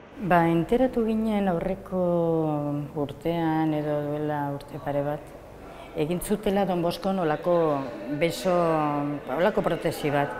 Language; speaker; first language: Basque; native; Basque